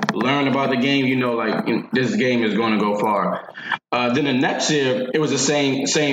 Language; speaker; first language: English; native; English